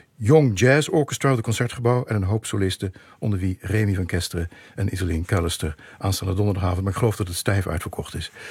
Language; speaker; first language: Dutch; native; Dutch